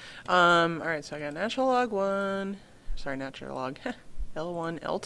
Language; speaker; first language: English; native; English